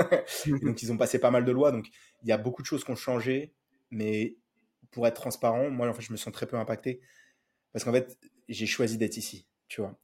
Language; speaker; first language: French; native; French